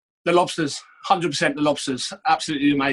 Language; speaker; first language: English; native; English